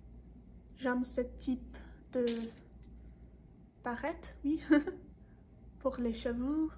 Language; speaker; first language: French; non-native, learner; English